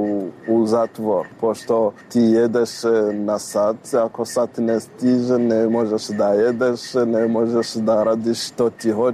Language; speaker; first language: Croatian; non-native, learner; Rundi